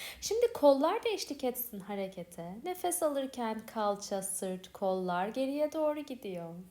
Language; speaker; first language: Turkish; native; Turkish